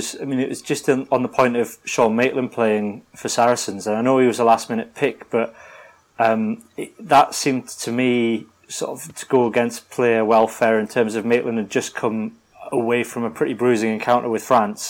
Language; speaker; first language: English; native; English